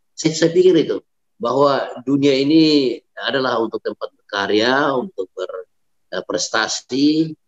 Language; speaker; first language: Indonesian; non-native, local second language; Batak Toba